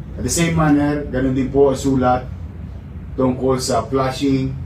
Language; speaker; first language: Filipino; native; Filipino